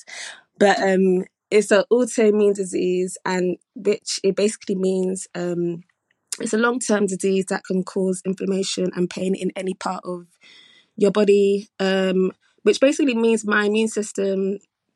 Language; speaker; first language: English; native; English